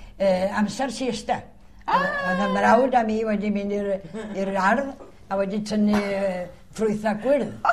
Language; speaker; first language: Welsh; early bilingual, heritage; Welsh